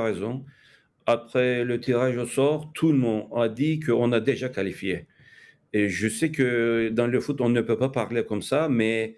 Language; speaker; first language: French; non-native, fluent; Turkish